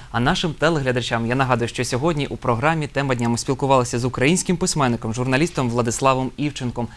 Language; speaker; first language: Ukrainian; native; Ukrainian